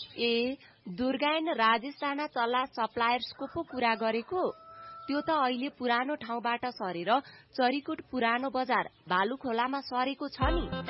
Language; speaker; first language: Nepali; native; Nepali